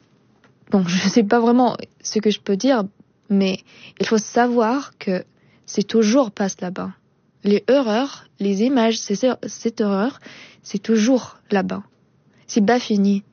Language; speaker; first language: French; non-native, fluent; Arabic